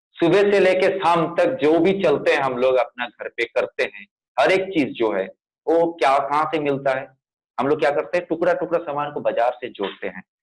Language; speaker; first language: Hindi; non-native, local second language; Bangla